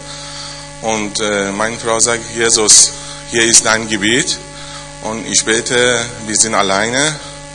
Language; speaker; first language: German; non-native, learner; Persian